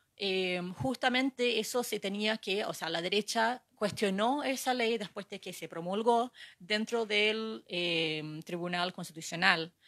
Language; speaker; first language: Spanish; non-native, fluent; English